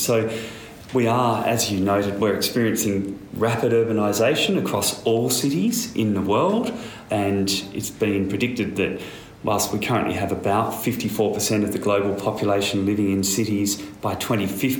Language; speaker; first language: English; native; English